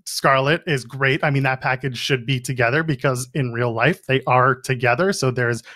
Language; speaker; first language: English; native; English